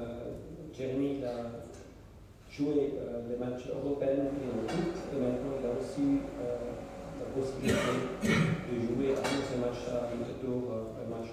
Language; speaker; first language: French; non-native, local second language; German